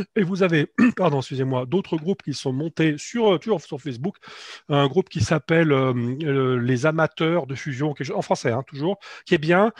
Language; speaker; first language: French; native; French